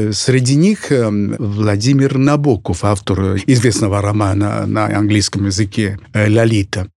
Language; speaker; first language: Russian; non-native, fluent; Spanish